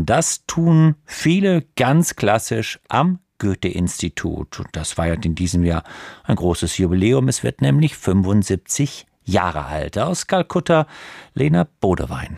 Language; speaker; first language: German; native; German